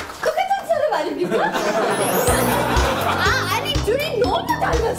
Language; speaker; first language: Korean; non-native, learner; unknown